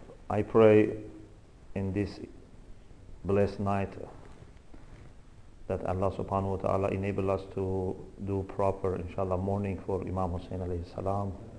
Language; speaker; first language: English; non-native, fluent; Persian